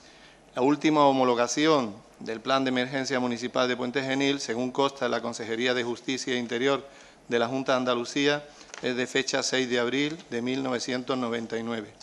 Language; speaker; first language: Spanish; native; Spanish